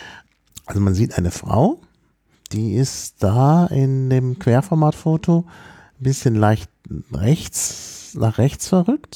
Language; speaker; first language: German; native; German